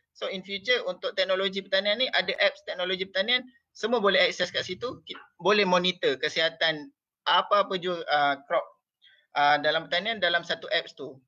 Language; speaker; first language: Malay; native; Malay